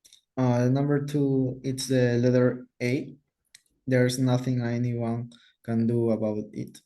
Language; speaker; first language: English; non-native, learner; Spanish